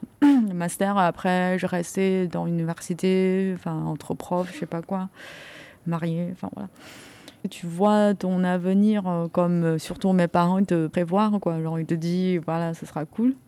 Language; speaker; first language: French; non-native, fluent; Chinese